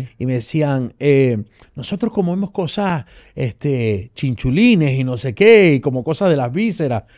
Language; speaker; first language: Spanish; native; Spanish